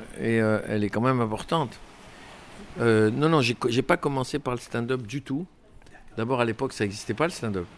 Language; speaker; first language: French; early bilingual, other home language; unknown